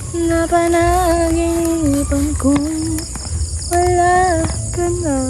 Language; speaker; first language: Filipino; non-native, local second language; Hiligaynon